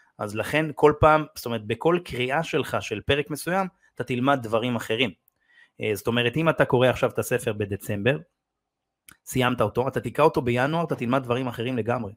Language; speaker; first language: Hebrew; native; Hebrew